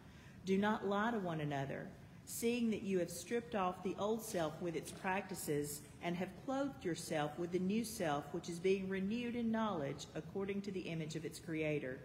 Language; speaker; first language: English; native; English